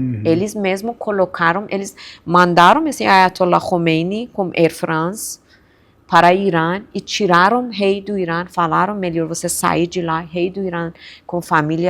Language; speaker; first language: Portuguese; non-native, fluent; Persian